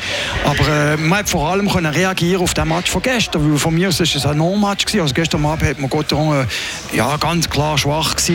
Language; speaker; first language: German; native; German